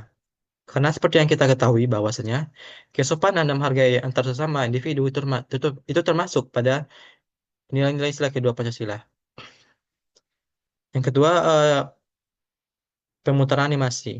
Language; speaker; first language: Indonesian; native; Indonesian